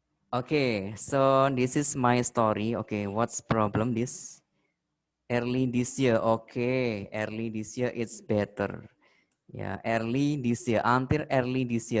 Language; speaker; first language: English; non-native, fluent; Indonesian